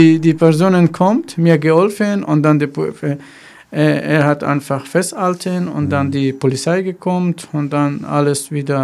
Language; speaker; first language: German; non-native, learner; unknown